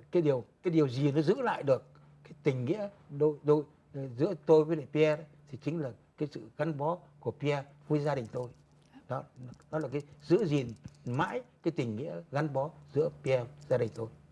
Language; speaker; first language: Vietnamese; native; Vietnamese